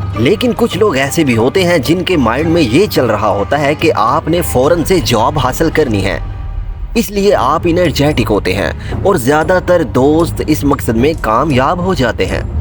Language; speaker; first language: Urdu; non-native, local second language; Punjabi